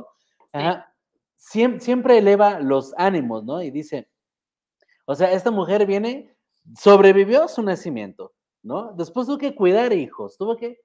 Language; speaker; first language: Spanish; native; Spanish